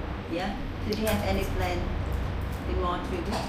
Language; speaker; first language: English; non-native, learner; Vietnamese